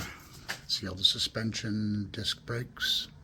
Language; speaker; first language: English; native; English